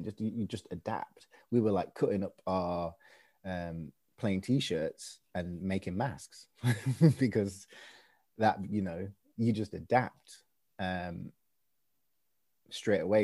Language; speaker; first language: English; native; English